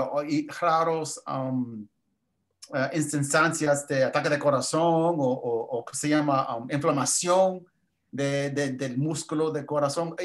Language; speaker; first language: Spanish; early bilingual, heritage; English